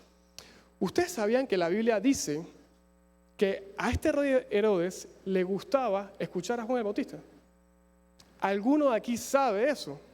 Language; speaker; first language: Spanish; native; Spanish